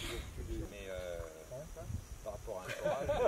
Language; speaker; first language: French; native; French